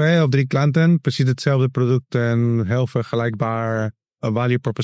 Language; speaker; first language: Dutch; non-native, learner; Spanish